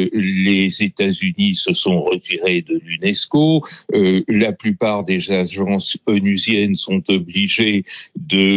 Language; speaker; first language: French; native; French